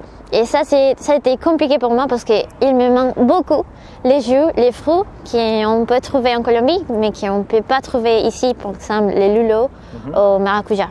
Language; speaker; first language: French; non-native, learner; Spanish